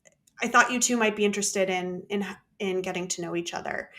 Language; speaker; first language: English; native; English